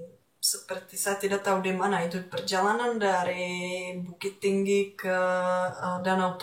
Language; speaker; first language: Indonesian; non-native, fluent; Czech